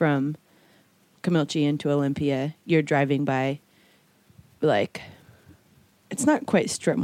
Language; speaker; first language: English; native; English